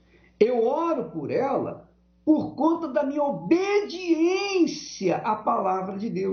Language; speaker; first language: Portuguese; native; Portuguese